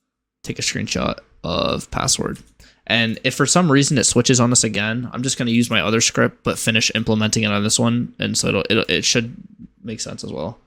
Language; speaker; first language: English; native; English